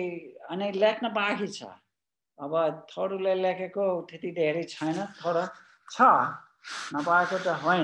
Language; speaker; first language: Nepali; non-native, fluent; English